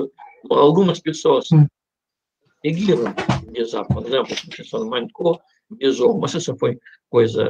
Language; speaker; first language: Portuguese; non-native, fluent; Russian